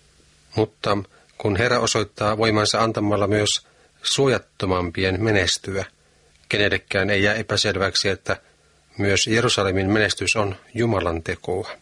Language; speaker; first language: Finnish; native; Finnish